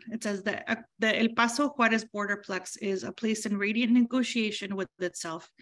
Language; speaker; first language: English; early bilingual, other home language; Spanish